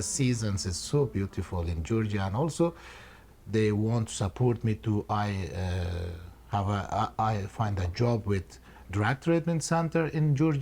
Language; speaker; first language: English; non-native, learner; Persian